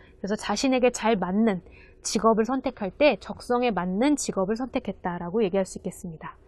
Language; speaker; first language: Korean; native; Korean